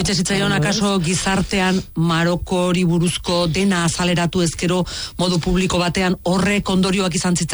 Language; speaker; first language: Basque; native; Basque